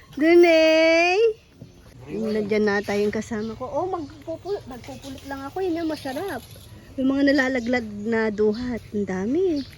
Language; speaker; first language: Filipino; non-native, local second language; Pampanga